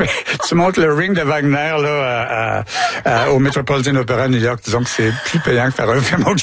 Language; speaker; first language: French; native; French